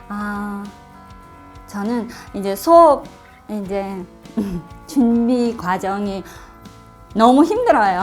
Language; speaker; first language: Korean; non-native, fluent; Russian